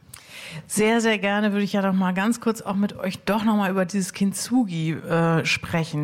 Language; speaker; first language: German; native; German